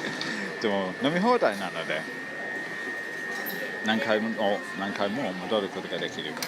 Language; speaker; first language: Japanese; non-native, fluent; English